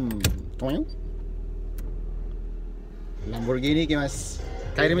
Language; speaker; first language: Japanese; non-native, learner; Filipino